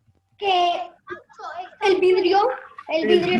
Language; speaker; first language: Spanish; native; Spanish